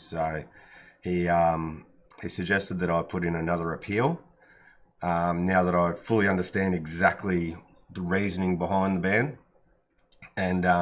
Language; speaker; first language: English; native; English